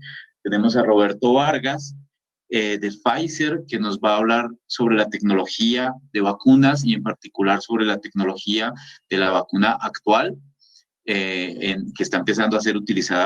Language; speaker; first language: Spanish; native; Spanish